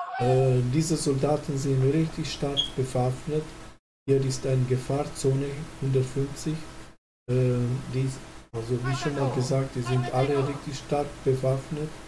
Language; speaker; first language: German; non-native, learner; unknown